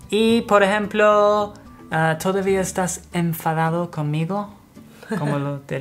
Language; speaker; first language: Spanish; non-native, fluent; English